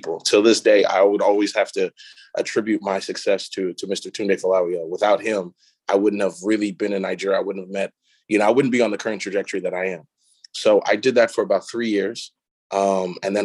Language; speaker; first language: English; native; English